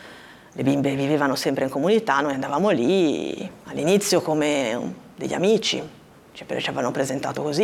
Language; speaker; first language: Italian; native; Italian